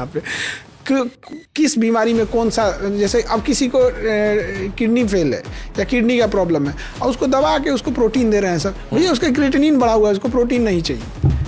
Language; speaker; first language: Hindi; native; Hindi